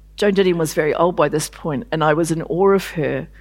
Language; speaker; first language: English; native; English